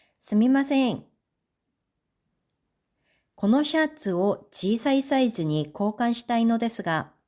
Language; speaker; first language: Japanese; non-native, fluent; Korean